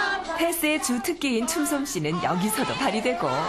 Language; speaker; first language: Korean; native; Korean